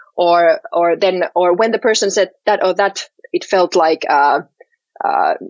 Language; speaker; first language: English; non-native, fluent; Finnish